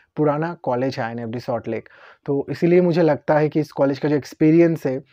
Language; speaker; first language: Hindi; non-native, local second language; Bangla